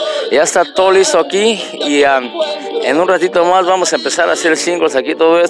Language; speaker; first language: Spanish; native; Spanish